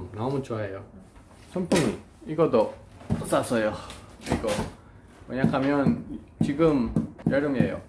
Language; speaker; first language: Korean; non-native, learner; Spanish